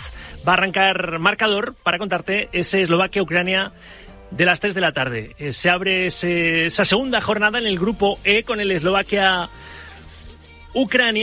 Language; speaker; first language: Spanish; native; Spanish